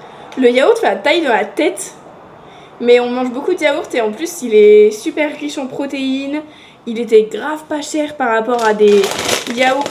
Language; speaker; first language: French; native; French